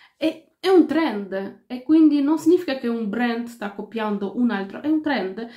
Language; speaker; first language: Italian; non-native, fluent; Ukrainian